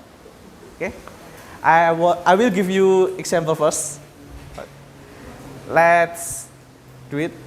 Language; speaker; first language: English; non-native, learner; Indonesian